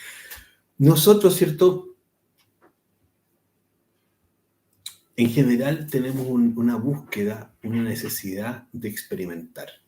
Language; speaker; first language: Spanish; native; Spanish